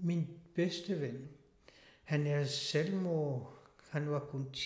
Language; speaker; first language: Danish; non-native, local second language; Kalaallisut